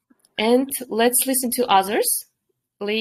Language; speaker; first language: English; non-native, fluent; Kyrgyz